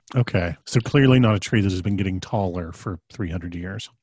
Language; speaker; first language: English; native; English